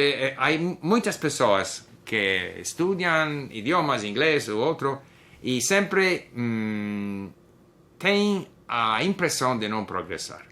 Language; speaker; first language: Portuguese; non-native, learner; English